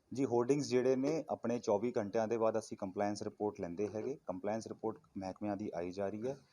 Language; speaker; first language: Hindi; non-native, local second language; Punjabi